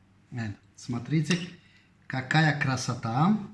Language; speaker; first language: Russian; non-native, fluent; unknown